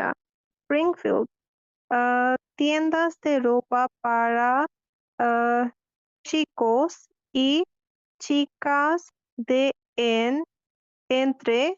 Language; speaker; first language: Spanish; non-native, learner; Bangla